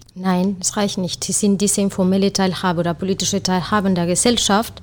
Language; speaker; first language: German; non-native, fluent; Spanish